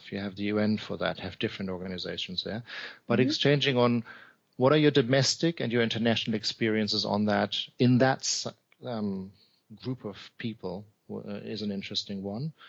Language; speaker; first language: English; non-native, fluent; German